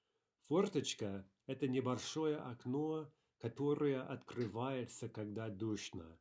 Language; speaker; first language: Russian; non-native, fluent; English